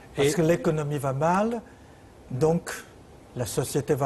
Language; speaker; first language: French; non-native, fluent; Chinese